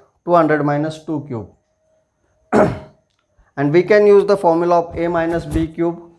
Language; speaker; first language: English; non-native, local second language; Marathi